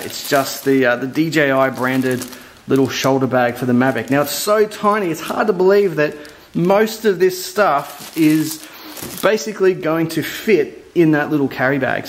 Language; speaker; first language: English; native; English